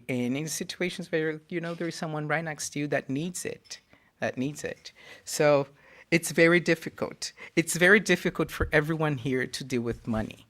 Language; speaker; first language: English; non-native, fluent; Portuguese